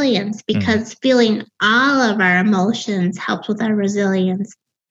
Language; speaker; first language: English; native; English